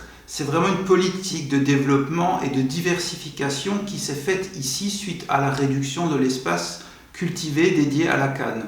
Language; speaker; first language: French; native; French